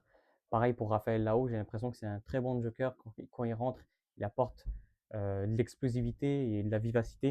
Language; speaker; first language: French; native; French